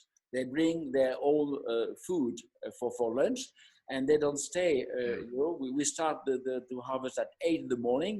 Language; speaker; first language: English; non-native, fluent; French